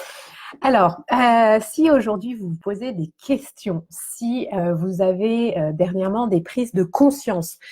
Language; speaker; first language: French; native; French